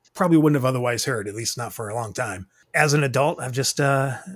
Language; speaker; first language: English; native; English